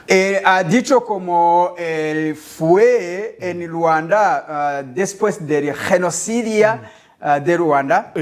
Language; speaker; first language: Spanish; non-native, learner; Kinyarwanda